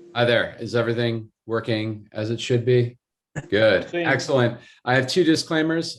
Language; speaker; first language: English; native; English